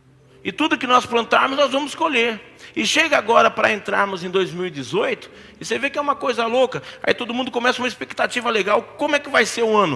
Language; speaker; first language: Portuguese; native; Portuguese